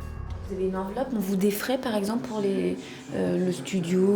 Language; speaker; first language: French; native; French